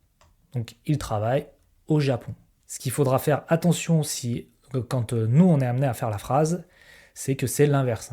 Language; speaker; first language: French; native; French